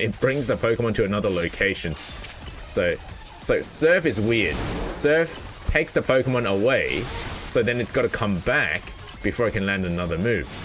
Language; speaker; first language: English; native; English